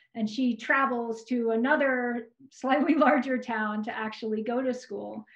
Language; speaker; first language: English; native; English